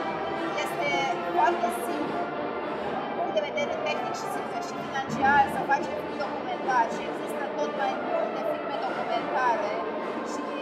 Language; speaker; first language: Romanian; non-native, local second language; Hungarian